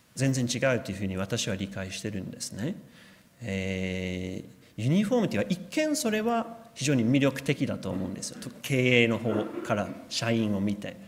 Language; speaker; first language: Japanese; non-native, fluent; English